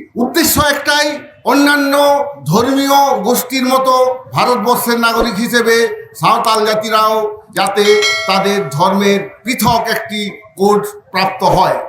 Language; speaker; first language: Bangla; non-native, local second language; Santali